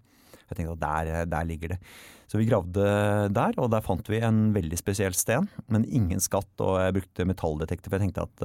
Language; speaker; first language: Norwegian; native; Norwegian